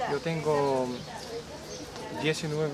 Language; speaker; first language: Spanish; non-native, learner; Kyrgyz